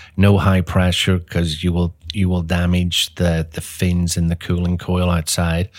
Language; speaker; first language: English; native; English